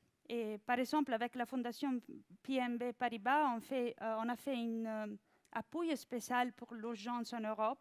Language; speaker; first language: French; non-native, fluent; Italian